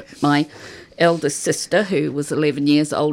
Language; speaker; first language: English; native; English